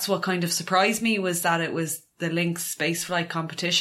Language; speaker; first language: English; native; English